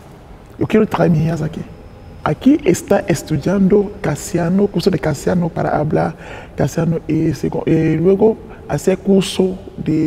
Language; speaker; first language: Spanish; non-native, learner; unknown